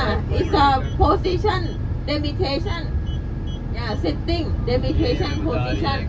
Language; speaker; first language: English; non-native, learner; Thai